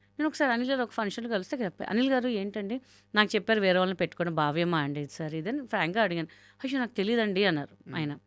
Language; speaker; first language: Telugu; non-native, local second language; Hindi